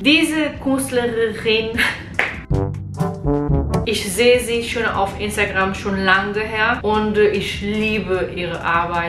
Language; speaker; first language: German; non-native, learner; Portuguese